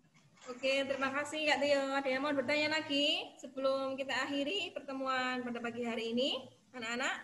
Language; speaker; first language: Indonesian; native; Indonesian